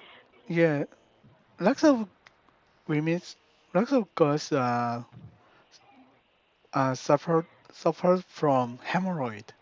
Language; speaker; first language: English; non-native, learner; Korean